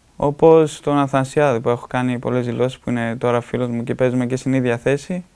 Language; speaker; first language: Greek; native; Greek